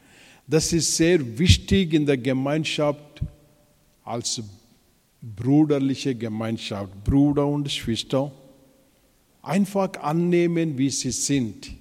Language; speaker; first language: German; non-native, fluent; Telugu